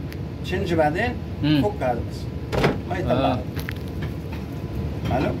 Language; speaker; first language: Arabic; non-native, learner; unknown